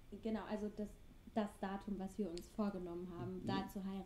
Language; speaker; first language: German; native; German